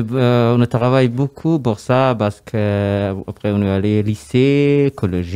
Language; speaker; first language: French; non-native, learner; Somali